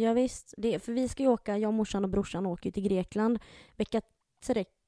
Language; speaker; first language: Swedish; native; Swedish